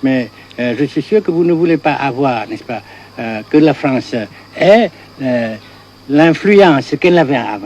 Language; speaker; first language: French; non-native, fluent; Vietnamese